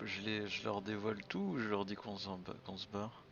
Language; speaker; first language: French; native; French